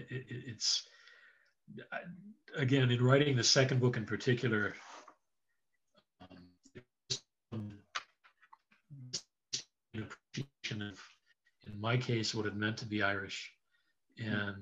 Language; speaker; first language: English; native; English